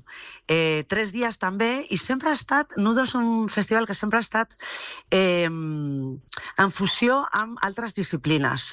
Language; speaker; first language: Catalan; non-native, local second language; Spanish